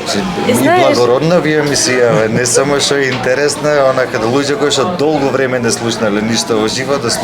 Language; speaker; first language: Macedonian; native; Macedonian